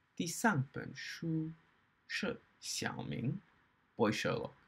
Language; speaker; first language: Chinese; non-native, fluent; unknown